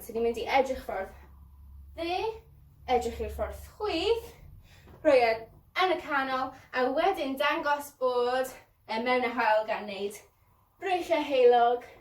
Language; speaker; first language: Welsh; non-native, local second language; English